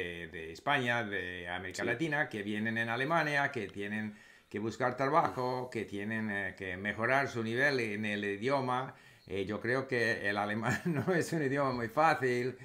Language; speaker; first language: Spanish; non-native, fluent; English